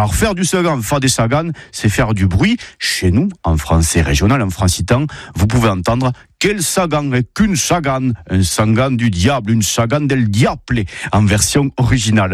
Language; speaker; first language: French; native; French